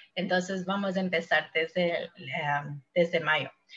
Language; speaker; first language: Spanish; early bilingual, heritage; Spanish